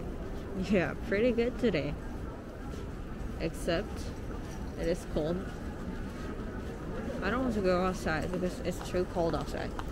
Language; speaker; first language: English; non-native, learner; Korean